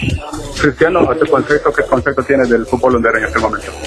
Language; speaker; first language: Spanish; native; Spanish